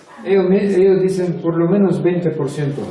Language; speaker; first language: Spanish; non-native, learner; Bulgarian